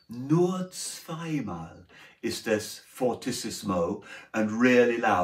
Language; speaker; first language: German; non-native, fluent; English